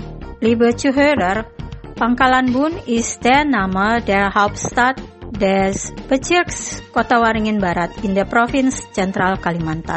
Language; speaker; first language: German; non-native, fluent; Indonesian